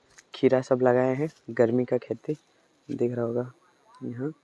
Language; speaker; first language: Hindi; non-native, local second language; Magahi